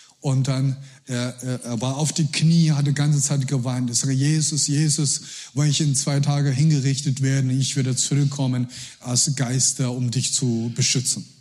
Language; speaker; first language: German; non-native, learner; Chinese